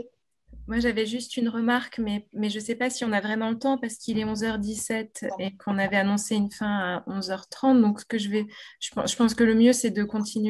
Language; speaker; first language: French; native; French